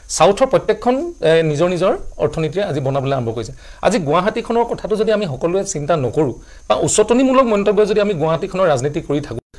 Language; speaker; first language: Assamese; native; Assamese